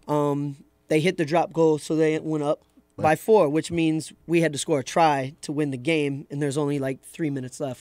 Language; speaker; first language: English; native; English